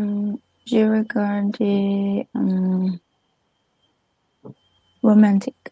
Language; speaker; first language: French; non-native, learner; English